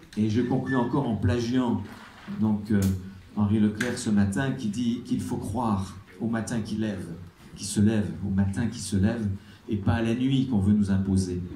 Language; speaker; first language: French; native; French